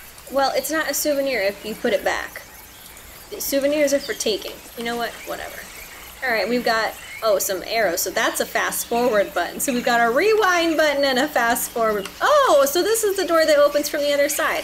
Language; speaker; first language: English; native; English